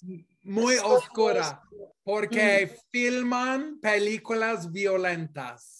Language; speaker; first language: Spanish; non-native, fluent; English